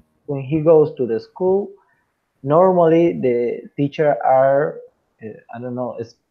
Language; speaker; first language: English; non-native, fluent; Spanish